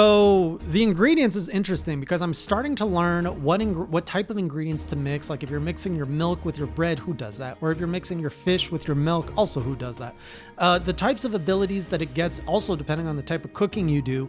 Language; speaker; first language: English; native; English